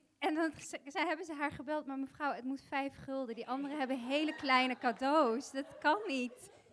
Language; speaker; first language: Dutch; early bilingual, other home language; Bosnian